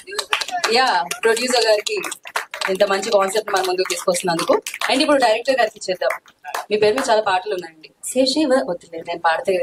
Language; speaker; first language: Telugu; native; Telugu